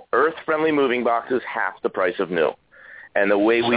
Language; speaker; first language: English; native; English